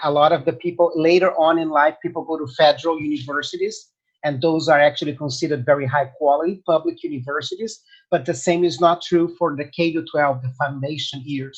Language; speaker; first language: English; non-native, fluent; Portuguese